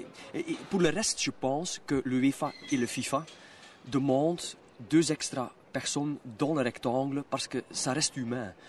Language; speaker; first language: French; non-native, local second language; Dutch